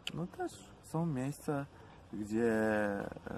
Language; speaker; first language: Polish; non-native, learner; Ukrainian